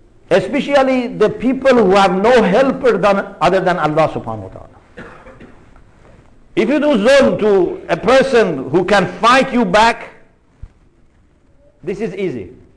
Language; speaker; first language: English; non-native, fluent; Persian